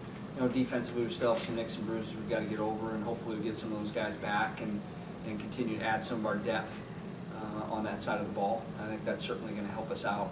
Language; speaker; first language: English; native; English